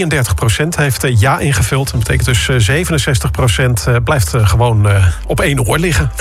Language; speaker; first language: Dutch; native; Dutch